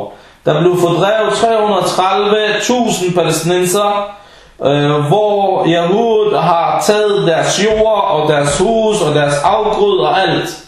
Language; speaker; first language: Danish; early bilingual, other home language; Arabic